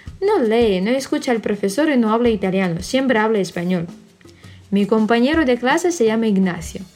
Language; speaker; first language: Spanish; non-native, fluent; Russian